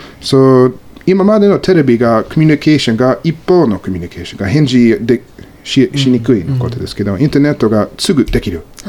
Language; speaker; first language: Japanese; non-native, fluent; English